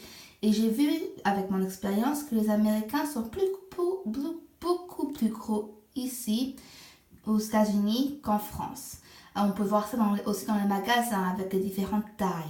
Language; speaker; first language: French; non-native, fluent; English